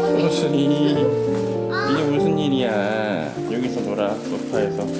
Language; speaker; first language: Korean; native; Korean